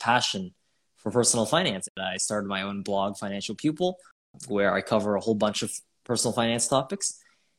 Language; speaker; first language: English; native; English